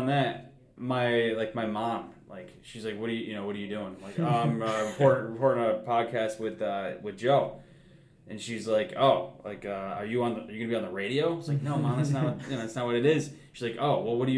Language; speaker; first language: English; native; English